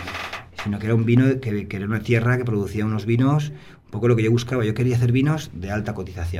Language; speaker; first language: Spanish; native; Spanish